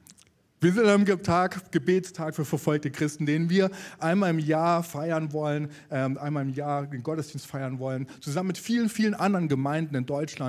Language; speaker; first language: German; native; German